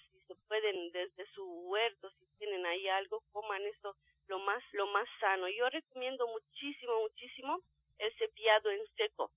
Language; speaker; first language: Spanish; non-native, fluent; Romanian